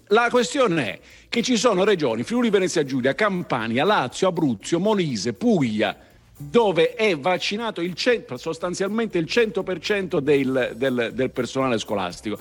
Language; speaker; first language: Italian; native; Italian